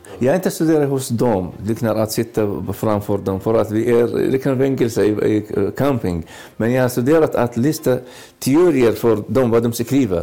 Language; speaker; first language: Swedish; non-native, learner; Arabic